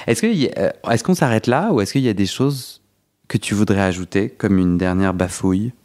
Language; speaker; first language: French; native; French